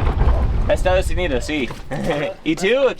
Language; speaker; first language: Spanish; non-native, learner; English